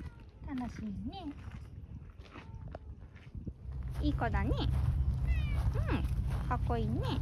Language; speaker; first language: Japanese; native; Japanese